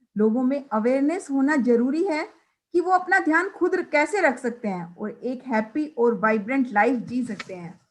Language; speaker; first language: Hindi; native; Hindi